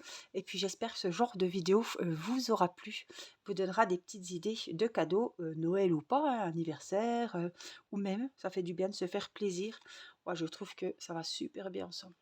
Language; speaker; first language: French; native; French